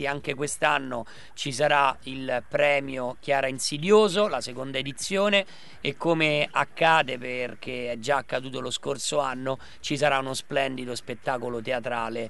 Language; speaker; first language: Italian; native; Italian